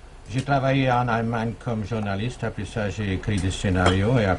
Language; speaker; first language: French; non-native, fluent; German